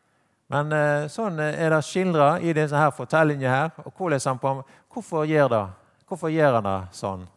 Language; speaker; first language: Norwegian; native; Norwegian